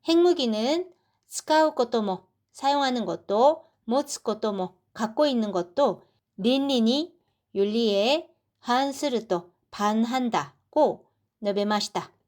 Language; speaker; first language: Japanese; non-native, fluent; Korean